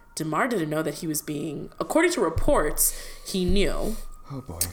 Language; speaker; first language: English; non-native, local second language; Malayalam